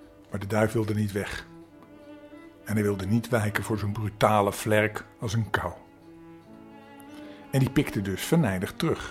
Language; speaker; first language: Dutch; native; Dutch